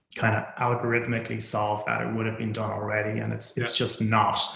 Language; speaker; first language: English; native; English